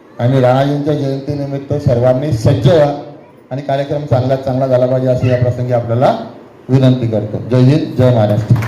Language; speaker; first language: Marathi; non-native, local second language; Haryanvi